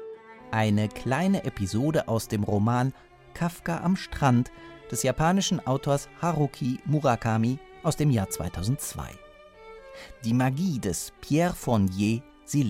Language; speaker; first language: German; native; German